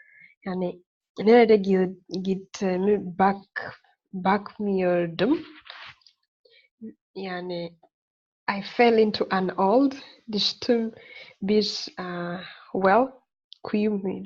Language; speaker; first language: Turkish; non-native, learner; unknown